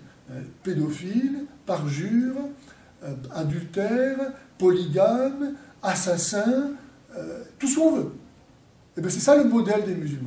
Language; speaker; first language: French; native; French